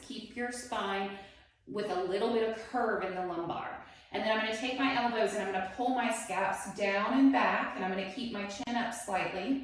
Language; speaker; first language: English; native; English